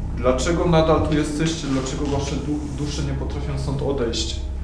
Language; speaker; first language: Polish; native; Polish